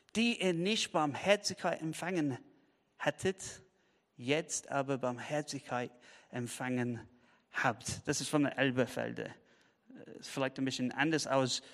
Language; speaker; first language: German; non-native, fluent; English